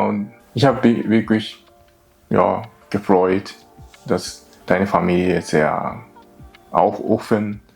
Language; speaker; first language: German; non-native, learner; Japanese